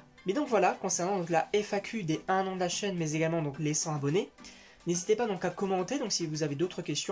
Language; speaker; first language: French; native; French